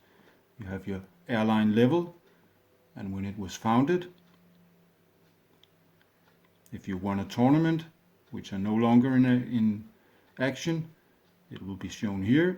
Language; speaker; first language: English; non-native, fluent; Danish